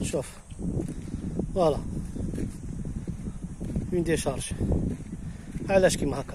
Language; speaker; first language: Arabic; native; Arabic